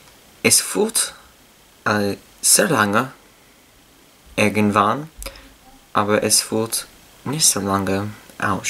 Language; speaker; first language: German; non-native, learner; English